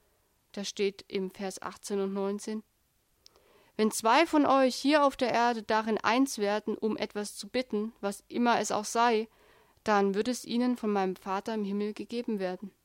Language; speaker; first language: German; native; German